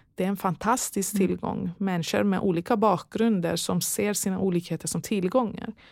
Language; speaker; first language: Swedish; early bilingual, other home language; Persian